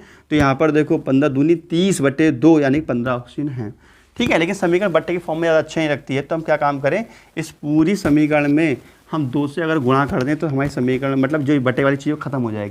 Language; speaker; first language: Hindi; native; Hindi